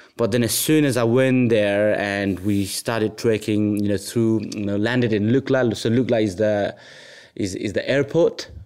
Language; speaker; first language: English; non-native, local second language; Nepali